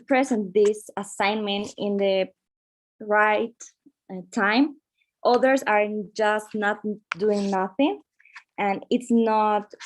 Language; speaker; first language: English; non-native, learner; Spanish